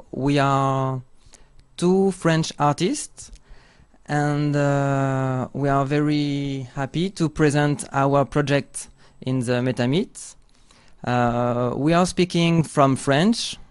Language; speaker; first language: English; non-native, learner; French